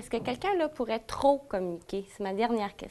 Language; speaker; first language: French; native; French